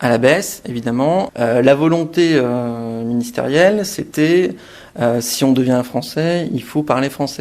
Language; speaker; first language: French; native; French